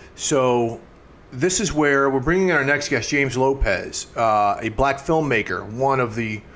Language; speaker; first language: English; native; English